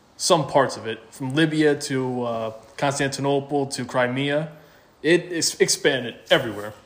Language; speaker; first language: English; native; English